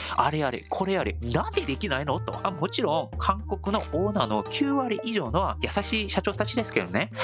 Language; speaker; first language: Japanese; non-native, fluent; Korean